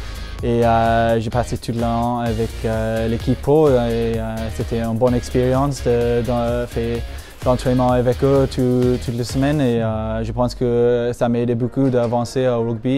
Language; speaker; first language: French; non-native, fluent; English